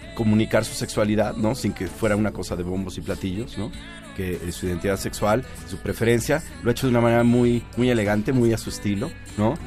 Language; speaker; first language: Spanish; native; Spanish